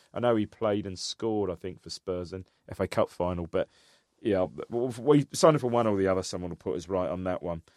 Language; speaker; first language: English; native; English